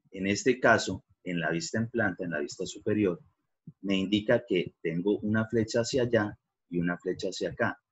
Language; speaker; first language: Spanish; native; Spanish